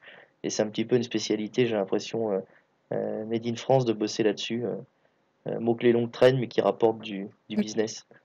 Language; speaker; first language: French; native; French